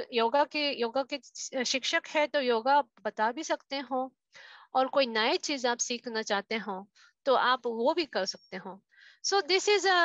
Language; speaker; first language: Hindi; non-native, fluent; Japanese